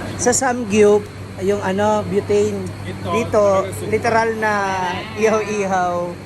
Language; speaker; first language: Filipino; non-native, local second language; Iloko